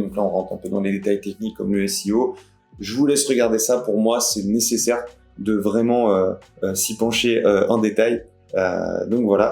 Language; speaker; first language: French; native; French